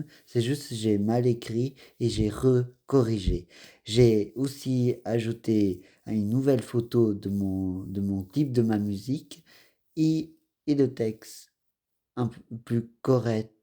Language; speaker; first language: French; non-native, fluent; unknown